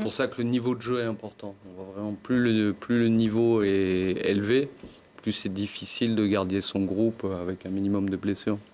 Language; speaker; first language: French; native; French